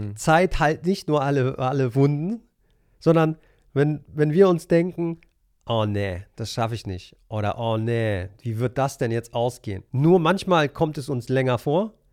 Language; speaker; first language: German; early bilingual, other home language; Polish